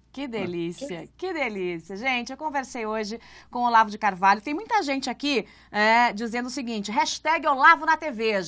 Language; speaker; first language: Portuguese; native; Portuguese